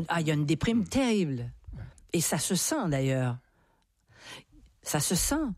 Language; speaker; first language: French; native; French